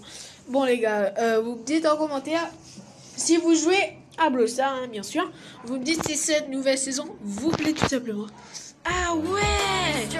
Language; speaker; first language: French; native; French